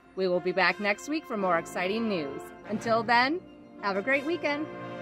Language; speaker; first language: English; native; English